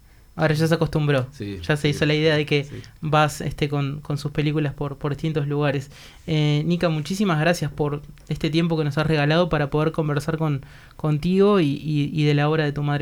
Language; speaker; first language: Spanish; native; Spanish